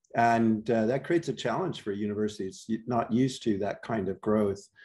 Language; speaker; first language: English; native; English